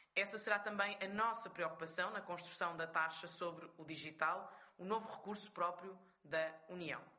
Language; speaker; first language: Portuguese; native; Portuguese